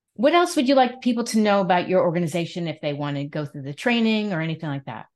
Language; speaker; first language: English; native; English